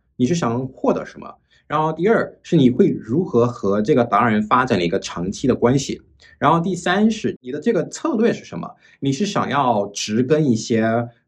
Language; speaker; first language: Chinese; non-native, fluent; English